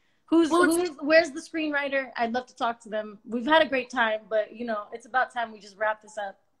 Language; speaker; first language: English; early bilingual, other home language; Spanish